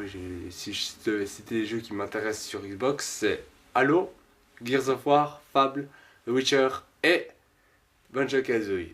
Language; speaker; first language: French; native; French